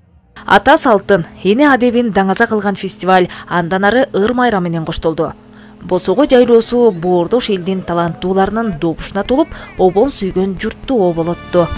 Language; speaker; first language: Kyrgyz; native; Kyrgyz